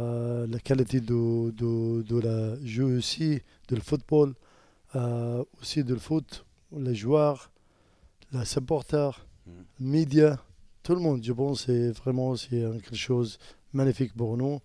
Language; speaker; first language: French; non-native, learner; Arabic